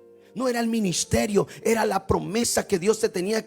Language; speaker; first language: Spanish; native; Spanish